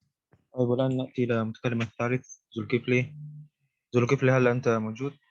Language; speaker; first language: Arabic; non-native, learner; Indonesian